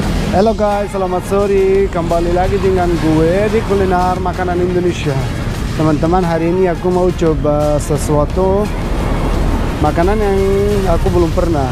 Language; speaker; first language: Indonesian; non-native, learner; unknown